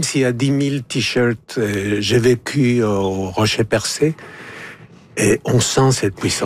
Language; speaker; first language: French; non-native, fluent; Spanish